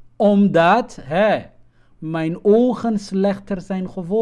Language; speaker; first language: Dutch; non-native, fluent; Somali